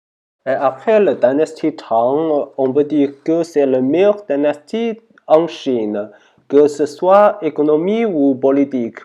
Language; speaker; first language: French; non-native, learner; Chinese